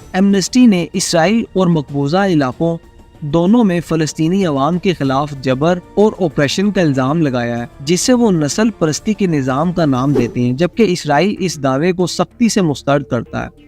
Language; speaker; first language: Urdu; native; Urdu